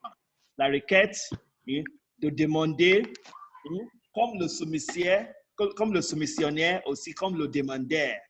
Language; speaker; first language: French; non-native, fluent; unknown